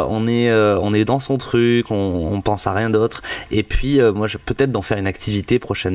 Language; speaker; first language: French; native; French